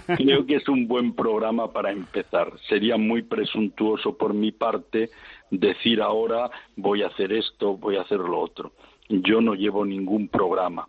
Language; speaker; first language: Spanish; native; Spanish